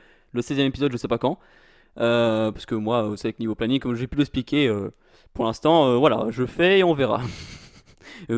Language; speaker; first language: French; native; French